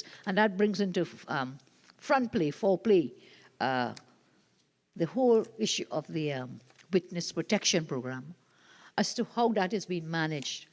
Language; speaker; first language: English; native; English